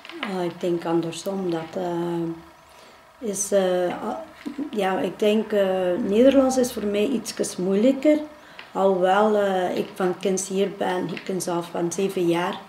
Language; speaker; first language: Dutch; early bilingual, other home language; Spanish